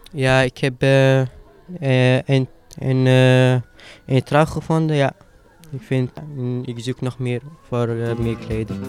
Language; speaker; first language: Dutch; non-native, learner; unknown